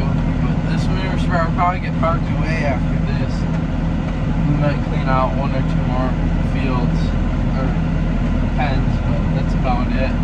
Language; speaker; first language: English; native; English